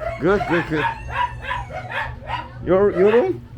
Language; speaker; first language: English; non-native, learner; Korean